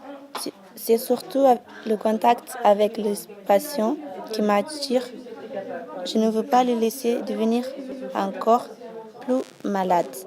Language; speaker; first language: French; non-native, learner; Kabuverdianu